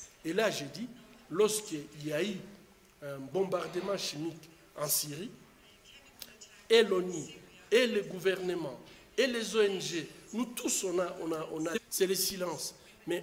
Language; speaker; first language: French; non-native, local second language; Swahili